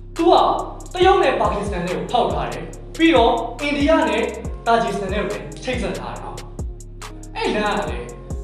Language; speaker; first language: Burmese; non-native, local second language; Tamil